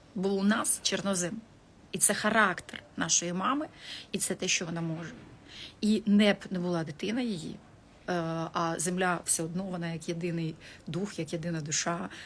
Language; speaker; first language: Ukrainian; non-native, local second language; Russian